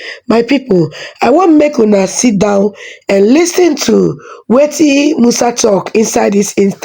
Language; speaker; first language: English; non-native, local second language; Igbo